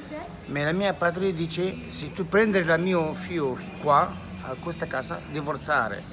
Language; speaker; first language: Italian; non-native, learner; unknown